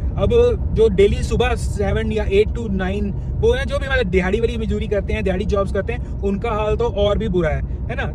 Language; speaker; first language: Hindi; non-native, local second language; Punjabi